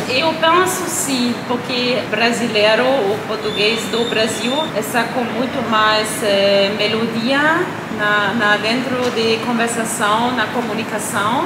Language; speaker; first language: Portuguese; non-native, learner; German